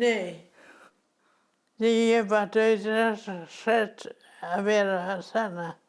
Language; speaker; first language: Icelandic; non-native, fluent; German